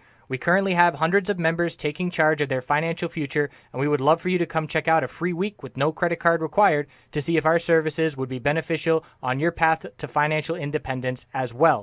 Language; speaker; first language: English; native; English